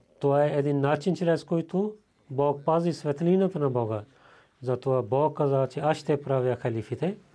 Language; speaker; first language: Bulgarian; non-native, learner; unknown